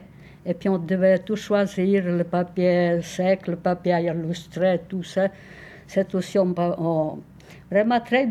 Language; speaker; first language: French; non-native, fluent; Sicilian